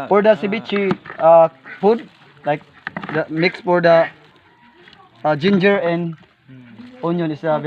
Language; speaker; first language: English; non-native, learner; Cebuano